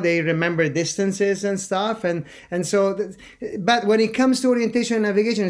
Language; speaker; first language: English; non-native, fluent; Italian